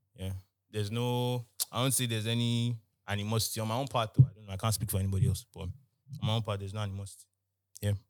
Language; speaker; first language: English; non-native, local second language; Yoruba